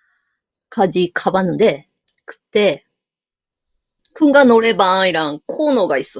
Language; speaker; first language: Korean; non-native, fluent; Japanese